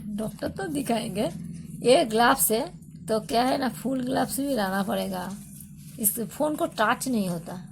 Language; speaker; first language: Hindi; non-native, local second language; Bangla